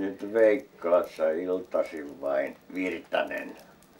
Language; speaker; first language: Finnish; native; Finnish